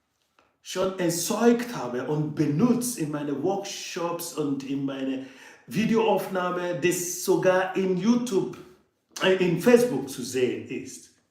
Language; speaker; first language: German; non-native, fluent; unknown